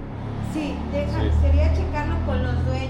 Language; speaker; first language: Spanish; native; Spanish